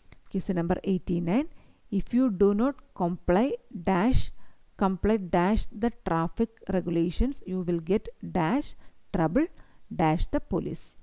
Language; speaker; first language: English; non-native, local second language; Malayalam